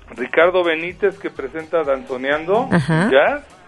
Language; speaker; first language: Spanish; native; Spanish